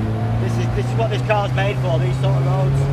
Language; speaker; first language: English; native; English